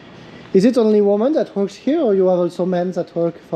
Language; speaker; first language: English; non-native, fluent; French